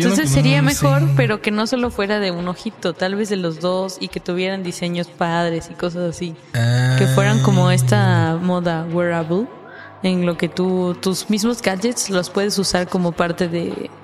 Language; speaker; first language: Spanish; native; Spanish